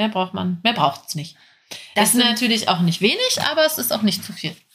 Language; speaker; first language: German; native; German